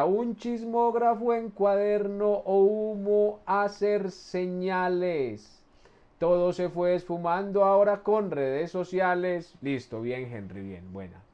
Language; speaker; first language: Spanish; native; Spanish